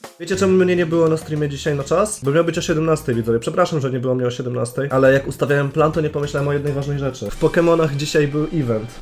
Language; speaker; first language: Polish; native; Polish